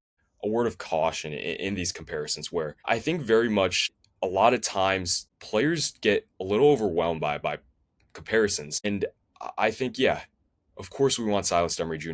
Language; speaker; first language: English; native; English